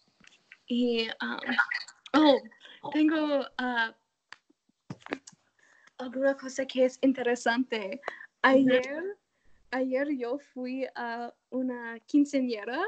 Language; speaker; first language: Spanish; non-native, learner; English